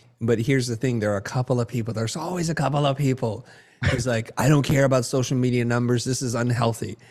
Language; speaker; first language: English; early bilingual, other home language; Vietnamese